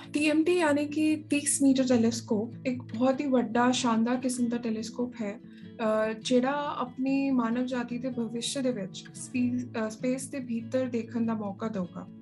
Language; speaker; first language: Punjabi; non-native, local second language; Tamil